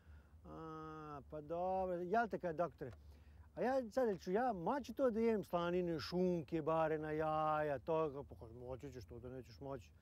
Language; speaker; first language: Croatian; native; Croatian